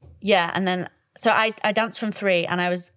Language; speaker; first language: English; native; English